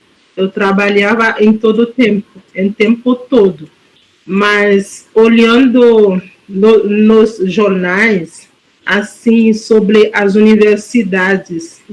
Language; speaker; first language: Portuguese; non-native, fluent; Haitian Creole